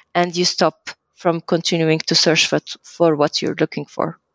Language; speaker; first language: English; early bilingual, other home language; Arabic